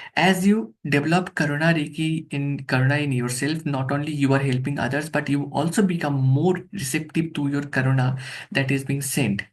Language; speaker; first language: English; non-native, local second language; Bangla